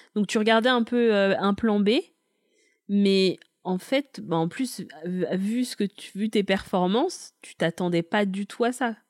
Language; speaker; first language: French; native; French